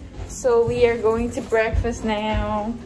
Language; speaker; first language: English; non-native, fluent; Indonesian